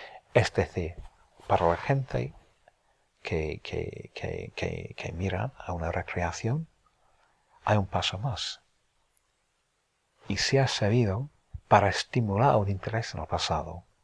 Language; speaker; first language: Spanish; non-native, fluent; English